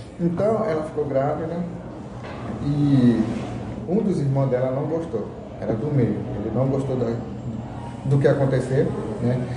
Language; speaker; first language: Portuguese; non-native, local second language; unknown